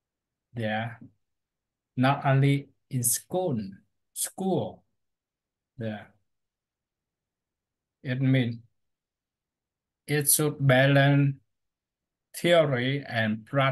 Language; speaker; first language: English; non-native, learner; Vietnamese